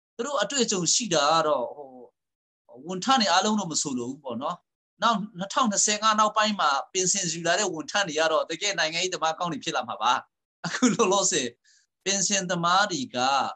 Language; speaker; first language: Burmese; non-native, local second language; Hakha Chin